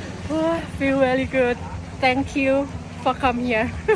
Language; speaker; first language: English; non-native, learner; Thai